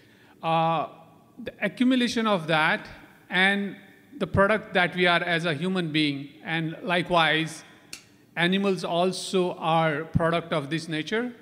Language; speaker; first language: English; non-native, local second language; Konkani